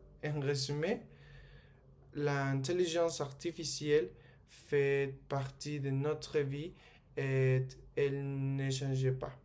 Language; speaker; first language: French; non-native, learner; Spanish